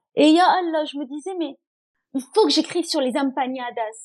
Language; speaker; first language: French; non-native, local second language; Arabic